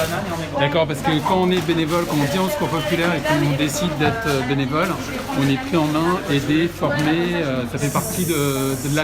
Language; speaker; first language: French; native; French